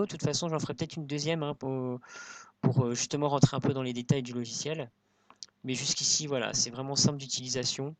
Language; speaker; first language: French; native; French